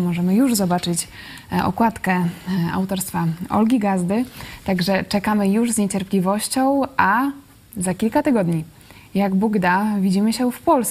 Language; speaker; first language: Polish; native; Polish